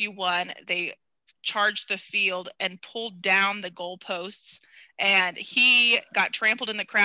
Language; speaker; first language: English; native; English